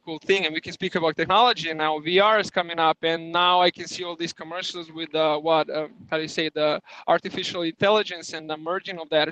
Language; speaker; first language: English; non-native, fluent; Serbian